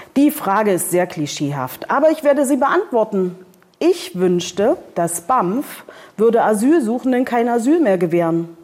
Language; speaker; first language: German; native; German